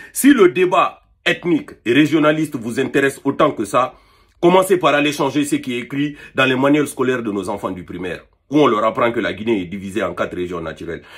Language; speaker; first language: French; non-native, local second language; Fula